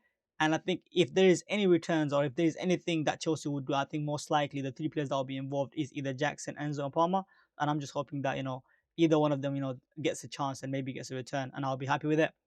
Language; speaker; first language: English; native; English